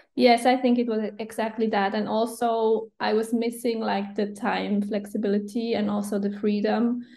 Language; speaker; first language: English; non-native, fluent; Swiss German